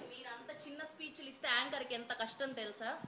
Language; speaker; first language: Telugu; native; Telugu